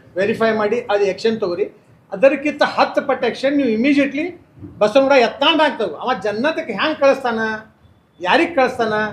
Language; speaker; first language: Kannada; native; Kannada